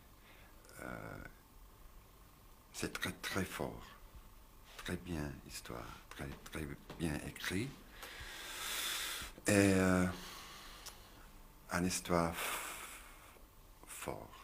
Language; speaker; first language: French; non-native, learner; English